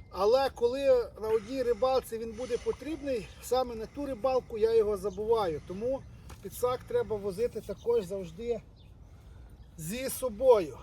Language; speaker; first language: Ukrainian; native; Ukrainian